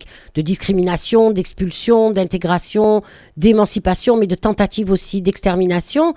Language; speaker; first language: French; native; French